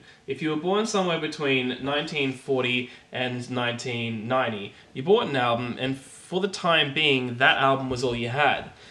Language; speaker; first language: English; native; English